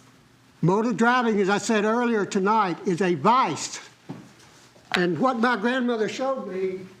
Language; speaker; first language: English; native; English